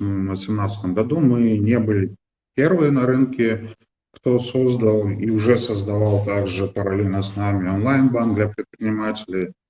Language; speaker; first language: Russian; native; Russian